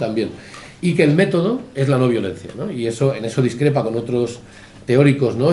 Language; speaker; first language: Spanish; native; Spanish